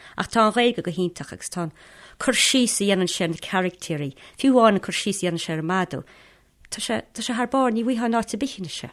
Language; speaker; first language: Irish; native; Irish